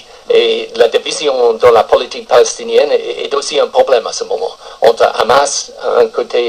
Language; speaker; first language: French; non-native, fluent; English